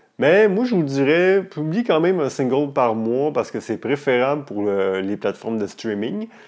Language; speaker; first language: French; native; French